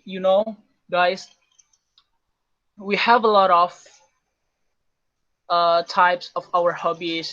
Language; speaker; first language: English; non-native, learner; Indonesian